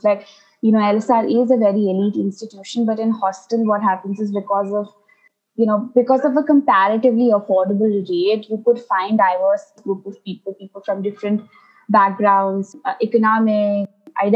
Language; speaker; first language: English; non-native, local second language; Nepali